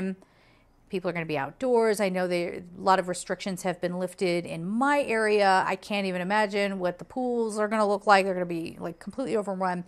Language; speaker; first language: English; native; English